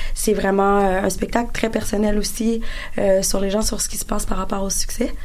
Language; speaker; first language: French; native; French